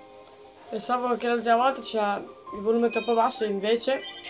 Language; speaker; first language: Italian; native; Italian